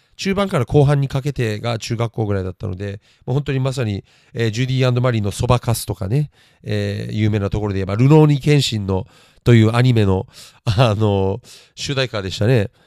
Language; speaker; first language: Japanese; native; Japanese